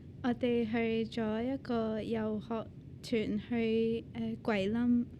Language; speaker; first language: Cantonese; early bilingual, other home language; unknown